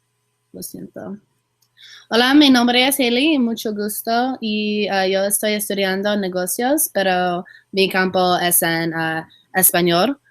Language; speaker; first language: Spanish; non-native, learner; English